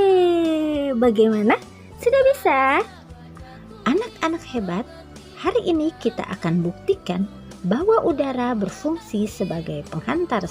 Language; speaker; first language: Indonesian; native; Indonesian